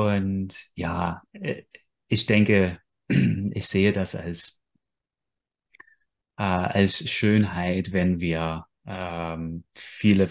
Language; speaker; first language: German; non-native, fluent; English